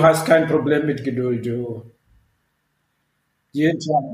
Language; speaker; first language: German; non-native, fluent; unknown